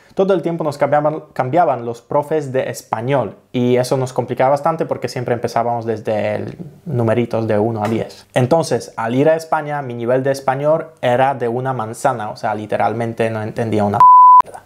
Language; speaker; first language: Spanish; non-native, fluent; Polish